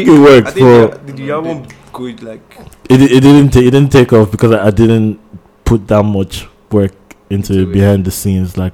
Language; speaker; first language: English; non-native, local second language; Yoruba